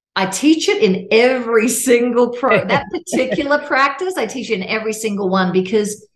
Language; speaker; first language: English; native; English